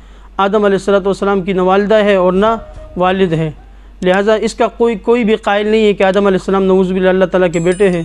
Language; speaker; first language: Urdu; native; Urdu